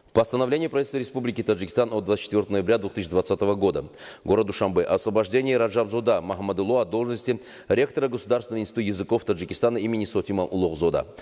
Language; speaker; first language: Russian; non-native, local second language; Tajik